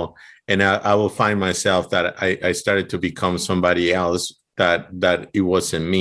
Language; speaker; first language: English; non-native, fluent; Spanish